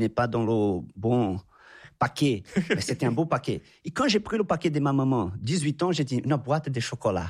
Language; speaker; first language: French; non-native, fluent; Portuguese